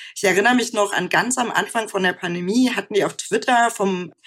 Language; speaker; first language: German; native; German